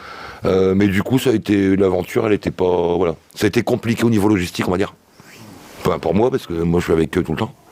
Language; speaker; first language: French; native; French